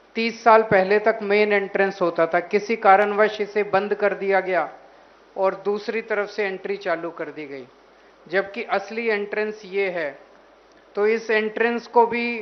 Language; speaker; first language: Hindi; native; Hindi